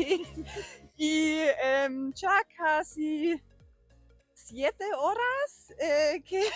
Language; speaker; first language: Spanish; non-native, learner; German